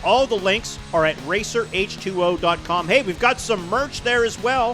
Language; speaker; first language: English; native; English